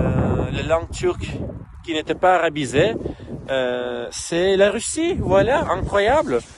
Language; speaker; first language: French; non-native, fluent; Russian